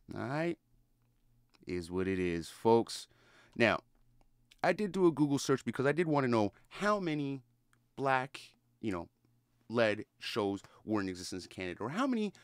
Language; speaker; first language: English; native; English